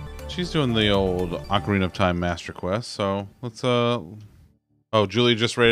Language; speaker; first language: English; native; English